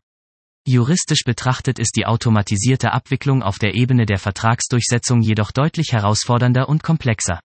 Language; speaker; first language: German; native; German